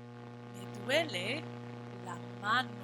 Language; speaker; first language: Spanish; non-native, fluent; English